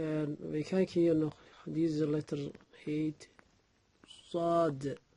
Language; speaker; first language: Dutch; non-native, learner; Somali